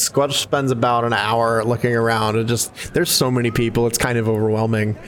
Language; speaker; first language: English; native; English